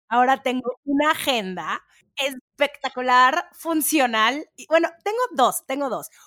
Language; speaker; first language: Spanish; native; Spanish